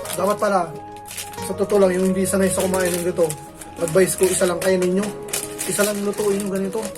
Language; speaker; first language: Filipino; non-native, local second language; Bikol